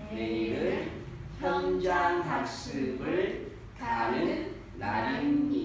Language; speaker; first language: Korean; non-native, learner; Vietnamese